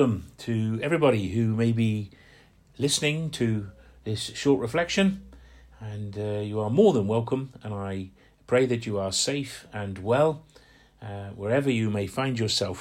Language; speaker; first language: English; native; English